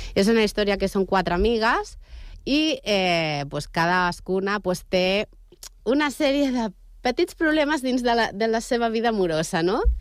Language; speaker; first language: Catalan; non-native, local second language; Spanish